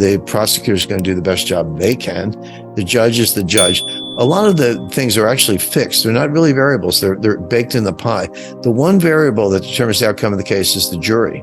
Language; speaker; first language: English; native; English